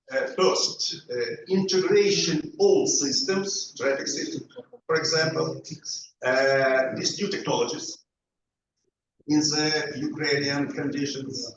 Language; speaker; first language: English; non-native, learner; Ukrainian